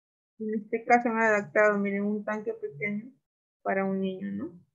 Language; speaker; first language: Spanish; native; Spanish